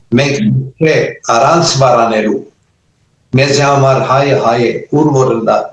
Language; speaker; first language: Armenian; early bilingual, heritage; Armenian